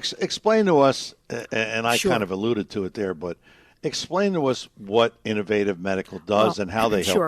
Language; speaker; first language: English; native; English